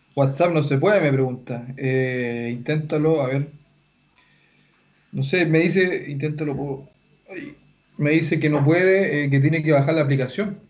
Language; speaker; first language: Spanish; native; Spanish